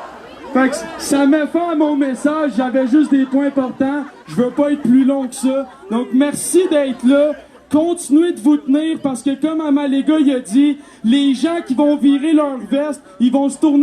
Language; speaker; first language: French; native; French